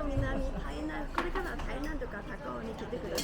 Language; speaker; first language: Japanese; non-native, fluent; Chinese